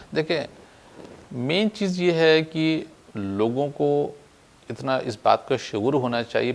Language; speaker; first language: Urdu; native; Urdu